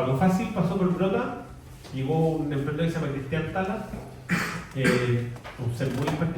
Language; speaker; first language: Spanish; native; Spanish